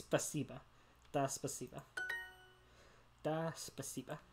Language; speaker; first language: Russian; non-native, learner; English